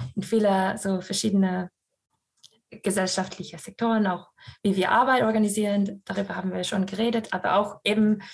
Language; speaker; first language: German; non-native, fluent; English